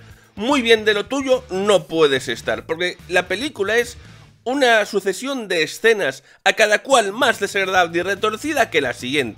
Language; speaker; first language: Spanish; native; Spanish